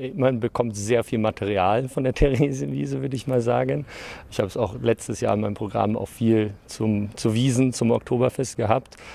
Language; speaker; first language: German; early bilingual, other home language; English